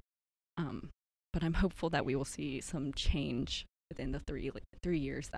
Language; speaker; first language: English; native; English